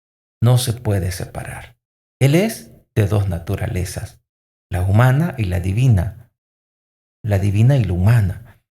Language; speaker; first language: Spanish; native; Spanish